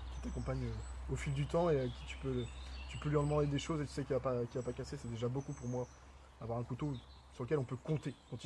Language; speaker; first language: French; native; French